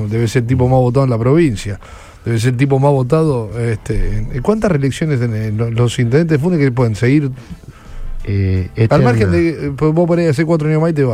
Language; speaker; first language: Spanish; native; Spanish